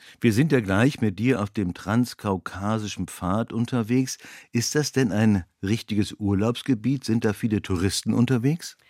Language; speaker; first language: German; native; German